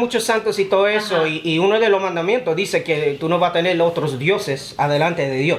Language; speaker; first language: Spanish; early bilingual, heritage; Spanish